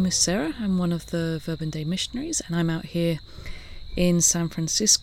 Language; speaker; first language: English; native; English